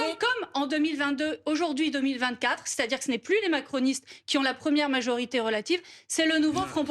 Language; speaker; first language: French; native; French